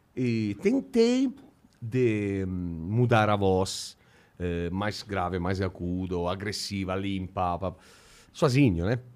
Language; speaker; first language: Portuguese; non-native, fluent; Italian